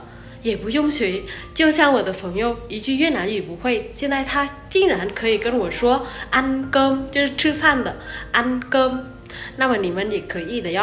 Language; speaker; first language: Chinese; non-native, fluent; Vietnamese